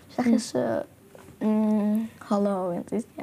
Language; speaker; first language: Dutch; early bilingual, other home language; Chinese